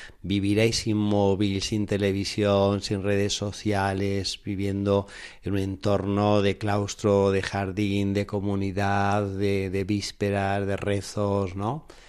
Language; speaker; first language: Spanish; native; Spanish